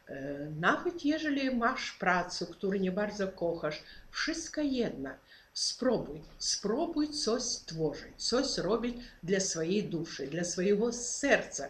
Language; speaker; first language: Polish; non-native, fluent; Ukrainian